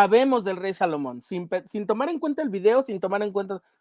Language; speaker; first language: Spanish; native; Spanish